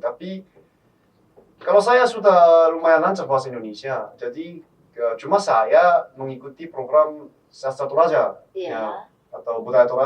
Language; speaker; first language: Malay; non-native, fluent; Korean